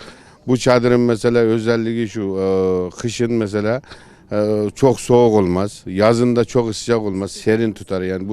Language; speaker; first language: Turkish; non-native, local second language; Kyrgyz